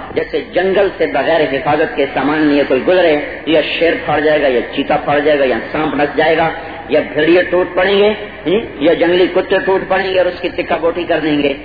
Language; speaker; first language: Urdu; non-native, local second language; Punjabi